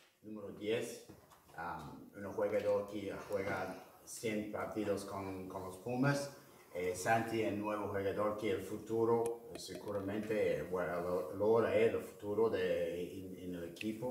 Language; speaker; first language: Spanish; non-native, fluent; English